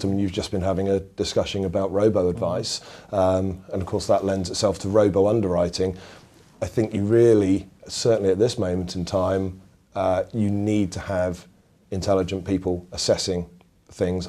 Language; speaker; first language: English; native; English